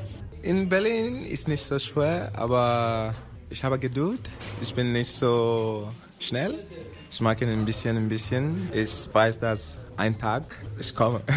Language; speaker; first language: German; non-native, learner; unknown